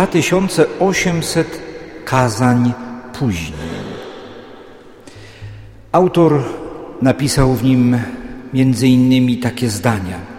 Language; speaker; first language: Polish; native; Polish